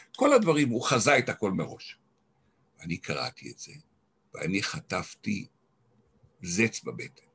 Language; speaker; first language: Hebrew; non-native, local second language; German